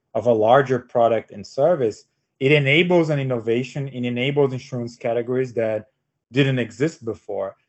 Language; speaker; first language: English; non-native, fluent; Portuguese